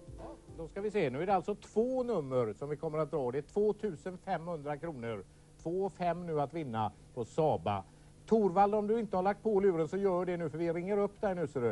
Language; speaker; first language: Swedish; native; Swedish